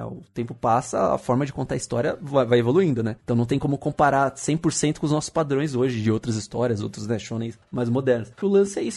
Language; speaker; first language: Portuguese; native; Portuguese